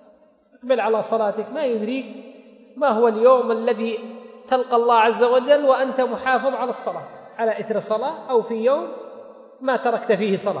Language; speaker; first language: Arabic; native; Arabic